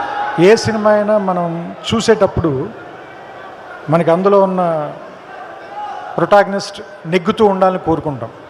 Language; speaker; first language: Telugu; native; Telugu